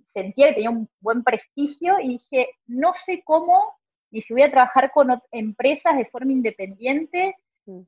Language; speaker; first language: Spanish; native; Spanish